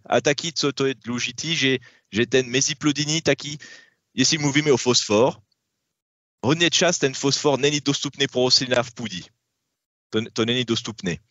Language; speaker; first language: Czech; non-native, learner; French